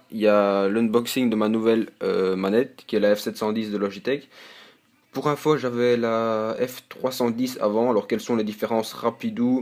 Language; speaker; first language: French; native; French